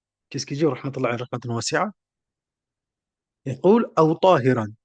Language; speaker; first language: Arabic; non-native, fluent; French